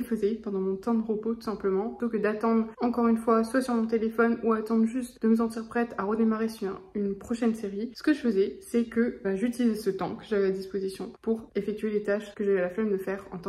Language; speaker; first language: French; native; French